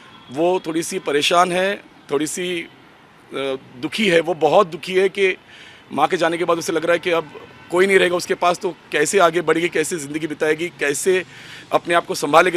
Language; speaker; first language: Hindi; native; Hindi